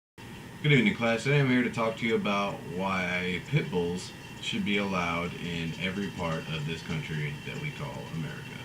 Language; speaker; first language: English; native; English